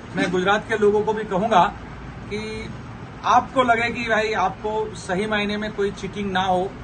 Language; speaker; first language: Hindi; non-native, local second language; Gujarati